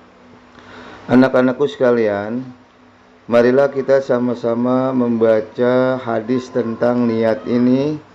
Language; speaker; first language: Indonesian; native; Indonesian